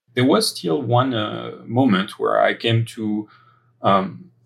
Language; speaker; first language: English; non-native, fluent; French